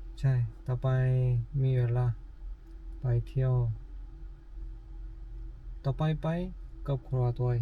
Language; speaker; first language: Thai; non-native, learner; Korean